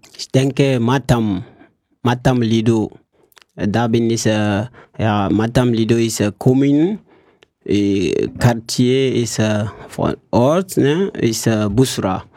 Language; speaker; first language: German; non-native, learner; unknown